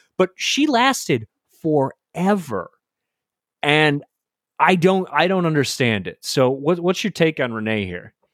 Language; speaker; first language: English; native; English